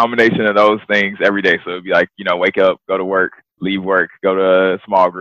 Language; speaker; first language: English; native; English